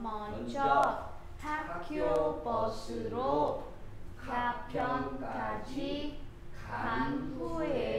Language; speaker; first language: Korean; non-native, learner; Vietnamese